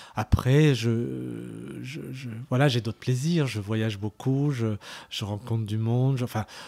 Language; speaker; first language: French; early bilingual, other home language; Arabic